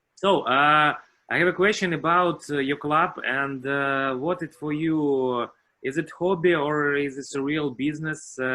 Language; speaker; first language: English; non-native, learner; Russian